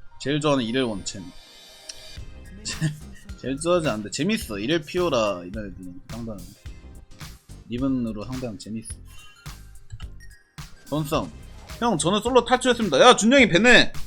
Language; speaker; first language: Korean; native; Korean